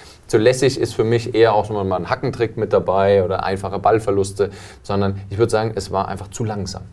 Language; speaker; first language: German; native; German